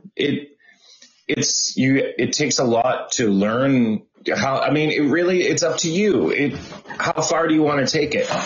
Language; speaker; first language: English; native; English